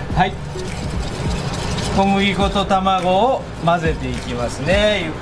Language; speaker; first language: Japanese; native; Japanese